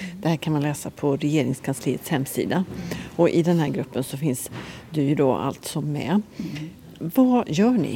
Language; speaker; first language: Swedish; native; Swedish